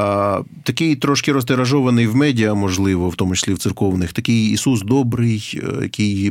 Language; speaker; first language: Ukrainian; native; Ukrainian